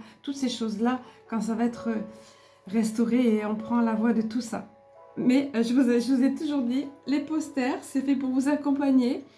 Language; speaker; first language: French; native; French